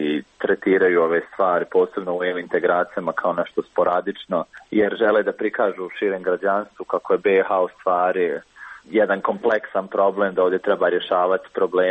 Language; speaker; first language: Croatian; native; Croatian